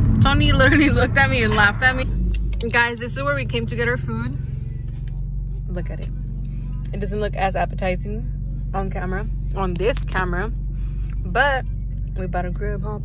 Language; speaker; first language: English; early bilingual, other home language; Spanish